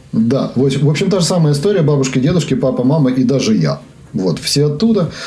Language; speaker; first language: Russian; native; Russian